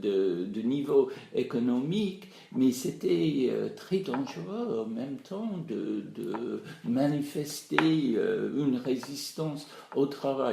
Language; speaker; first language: French; non-native, fluent; English